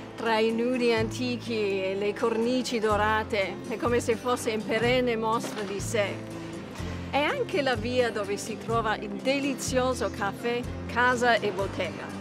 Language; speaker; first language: Italian; non-native, fluent; English